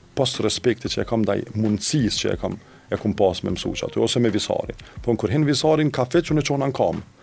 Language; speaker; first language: Albanian; native; Albanian